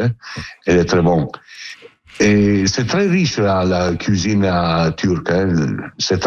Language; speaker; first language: French; non-native, learner; Italian